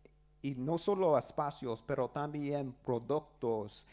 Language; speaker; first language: Spanish; non-native, learner; English